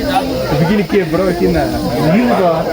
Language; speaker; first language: Portuguese; native; Portuguese